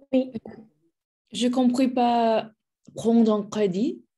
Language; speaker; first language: French; non-native, learner; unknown